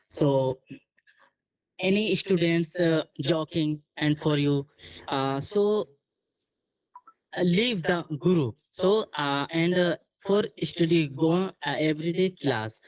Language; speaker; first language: English; non-native, learner; Hindi